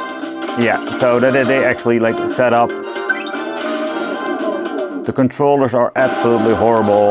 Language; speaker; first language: English; non-native, fluent; Dutch